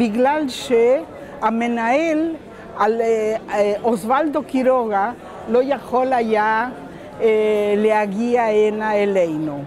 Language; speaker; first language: Hebrew; non-native, local second language; Spanish